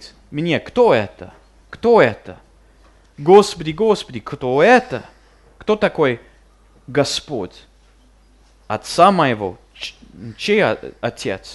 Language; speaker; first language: Russian; non-native, fluent; English